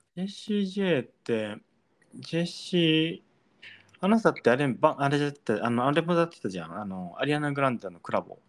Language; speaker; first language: Japanese; early bilingual, heritage; Japanese